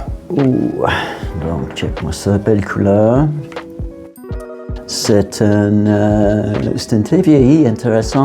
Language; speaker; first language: French; non-native, fluent; English